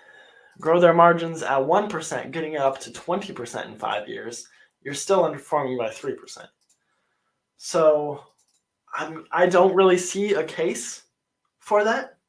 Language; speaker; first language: English; native; English